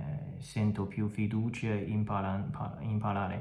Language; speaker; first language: Italian; non-native, fluent; Chinese